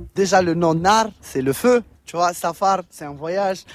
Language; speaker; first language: French; non-native, local second language; Arabic